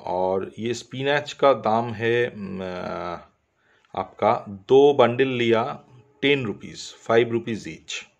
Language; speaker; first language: Hindi; non-native, local second language; Bangla